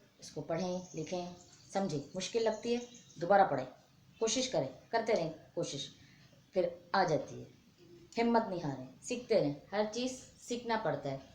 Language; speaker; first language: Urdu; non-native, local second language; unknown